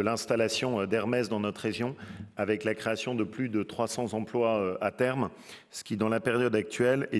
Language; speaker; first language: French; native; French